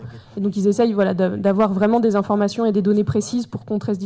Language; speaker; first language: French; native; French